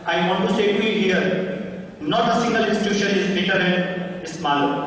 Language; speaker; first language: English; non-native, local second language; Hindi